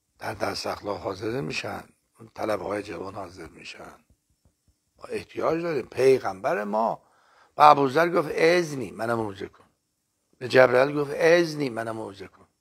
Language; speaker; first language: Persian; non-native, local second language; Azerbaijani